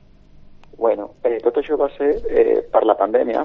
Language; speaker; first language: Catalan; non-native, local second language; Spanish